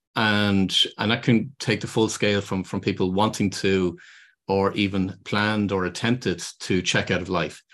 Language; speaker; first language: English; native; English